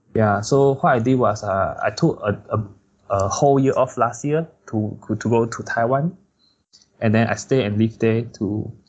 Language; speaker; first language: English; non-native, local second language; Chinese